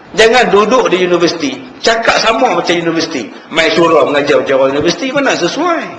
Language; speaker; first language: Malay; native; Malay